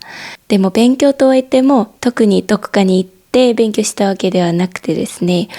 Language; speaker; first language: Japanese; non-native, fluent; Korean